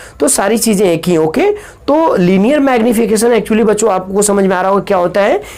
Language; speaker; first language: Hindi; native; Hindi